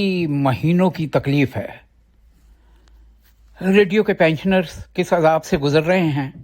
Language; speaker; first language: Urdu; native; Urdu